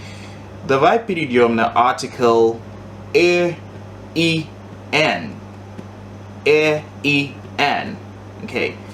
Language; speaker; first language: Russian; non-native, learner; English